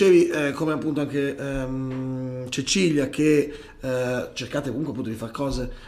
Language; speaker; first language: Italian; native; Italian